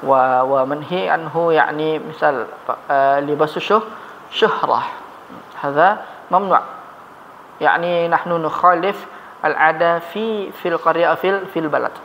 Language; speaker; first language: Arabic; non-native, fluent; Indonesian